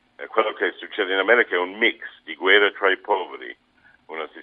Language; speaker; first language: Italian; non-native, fluent; English